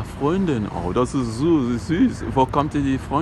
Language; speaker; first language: German; non-native, learner; Lingala